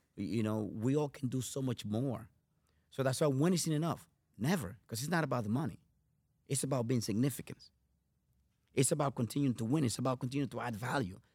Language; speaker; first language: English; non-native, fluent; Spanish